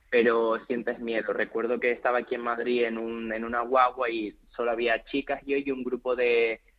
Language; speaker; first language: Spanish; native; Spanish